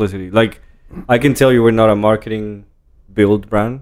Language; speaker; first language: English; non-native, fluent; Spanish